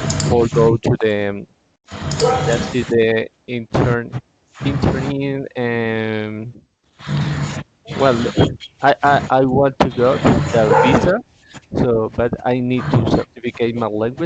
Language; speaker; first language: English; non-native, learner; Spanish